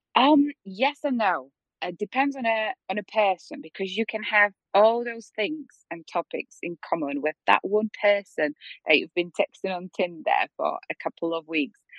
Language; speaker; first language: English; non-native, fluent; Polish